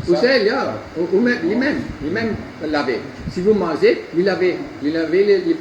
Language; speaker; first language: French; non-native, learner; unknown